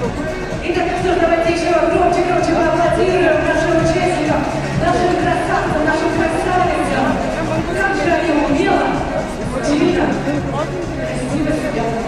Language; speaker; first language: Russian; native; Russian